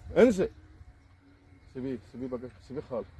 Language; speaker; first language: Arabic; native; Arabic